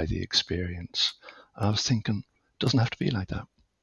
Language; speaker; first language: English; native; English